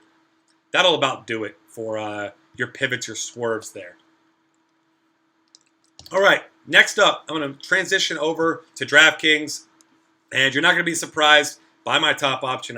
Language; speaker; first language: English; native; English